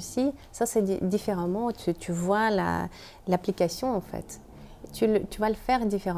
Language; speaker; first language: French; non-native, fluent; Russian